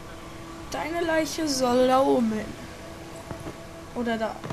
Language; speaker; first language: German; native; German